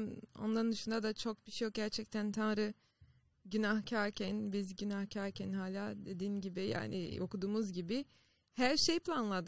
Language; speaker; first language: Turkish; non-native, fluent; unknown